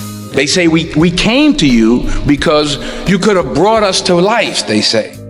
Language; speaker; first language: English; native; English